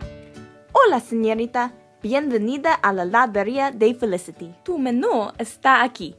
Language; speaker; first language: Spanish; non-native, learner; English